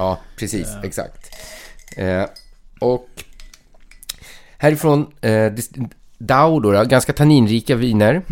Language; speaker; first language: Swedish; native; Swedish